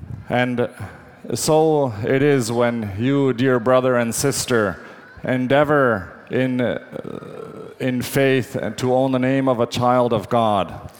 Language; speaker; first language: English; native; English